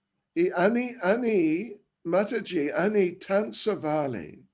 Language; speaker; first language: Russian; non-native, learner; English